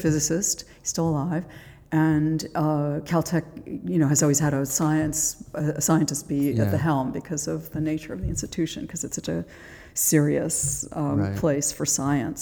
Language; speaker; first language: English; native; English